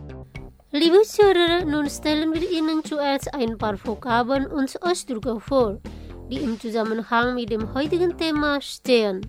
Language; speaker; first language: German; non-native, learner; Indonesian